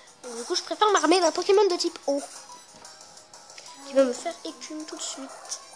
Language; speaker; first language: French; native; French